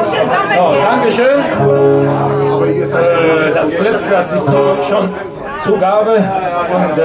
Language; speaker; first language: German; non-native, fluent; Spanish